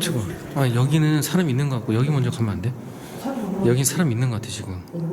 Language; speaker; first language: Korean; native; Korean